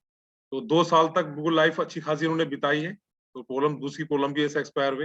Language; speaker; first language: Hindi; native; Hindi